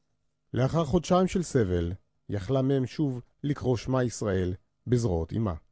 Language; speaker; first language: Hebrew; native; Hebrew